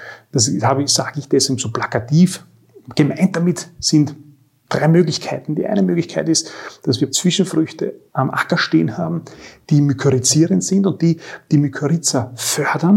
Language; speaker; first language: German; native; German